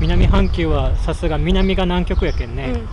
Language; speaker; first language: Japanese; native; Japanese